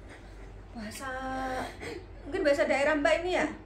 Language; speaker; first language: Indonesian; native; Indonesian